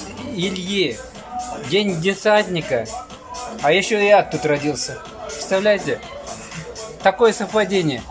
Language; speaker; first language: Russian; non-native, local second language; Chuvash